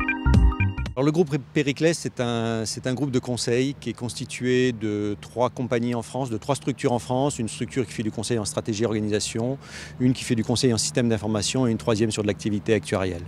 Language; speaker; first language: French; native; French